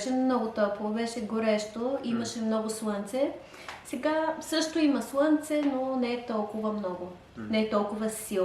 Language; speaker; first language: Bulgarian; non-native, learner; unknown